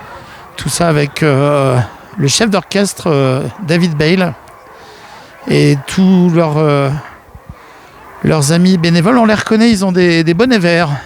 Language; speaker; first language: French; native; French